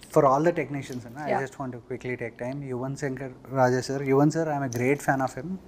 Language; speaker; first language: Telugu; native; Telugu